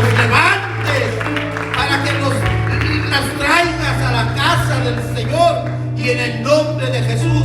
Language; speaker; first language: Spanish; native; Spanish